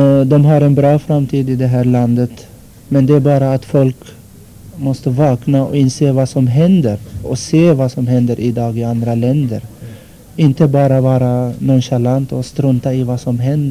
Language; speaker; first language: Swedish; non-native, fluent; Armenian